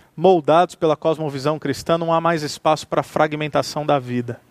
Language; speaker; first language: Portuguese; native; Portuguese